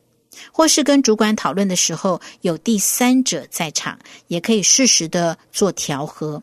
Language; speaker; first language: Chinese; native; Chinese